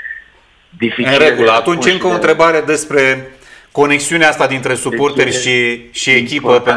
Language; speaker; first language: Romanian; native; Romanian